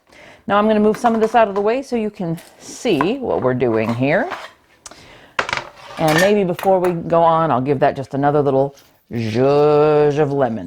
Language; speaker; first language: English; native; English